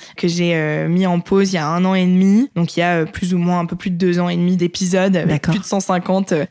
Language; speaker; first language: French; native; French